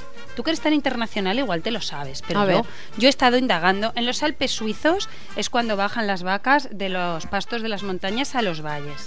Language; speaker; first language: Spanish; native; Spanish